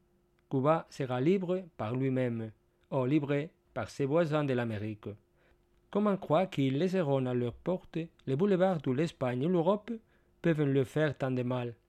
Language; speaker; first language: French; non-native, fluent; Spanish